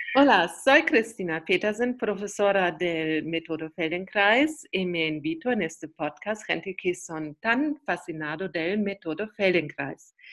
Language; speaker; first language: Spanish; non-native, learner; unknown